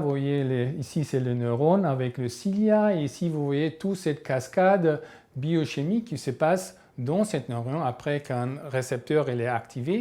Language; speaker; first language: French; non-native, fluent; German